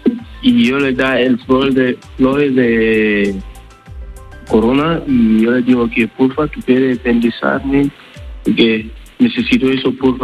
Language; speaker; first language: Spanish; non-native, learner; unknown